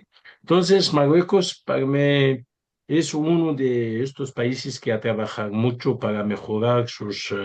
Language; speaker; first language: Spanish; non-native, learner; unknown